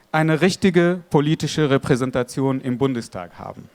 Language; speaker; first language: German; non-native, fluent; Arabic